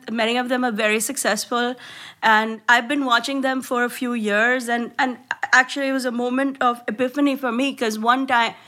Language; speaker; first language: English; non-native, local second language; Gujarati